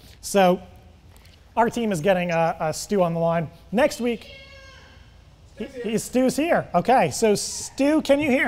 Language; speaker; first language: English; native; English